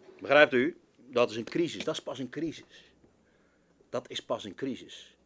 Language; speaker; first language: Dutch; native; Dutch